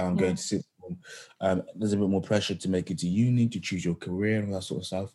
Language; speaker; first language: English; native; English